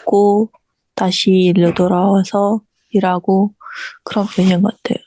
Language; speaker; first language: Korean; non-native, fluent; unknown